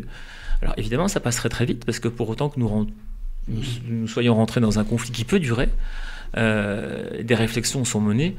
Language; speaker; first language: French; native; French